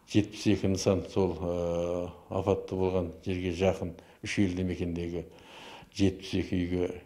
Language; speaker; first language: Kazakh; native; Kazakh